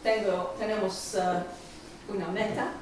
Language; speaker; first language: Spanish; non-native, learner; English